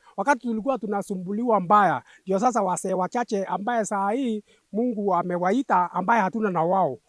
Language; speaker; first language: Swahili; non-native, local second language; Meru